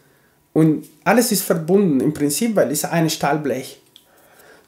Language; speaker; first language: German; non-native, fluent; Spanish